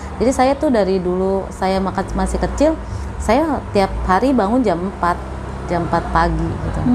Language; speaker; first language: Indonesian; native; Indonesian